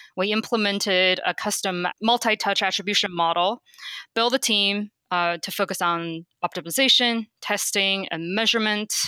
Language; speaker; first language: English; non-native, fluent; Chinese